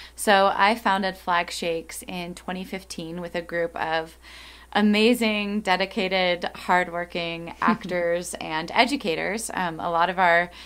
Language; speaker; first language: English; native; English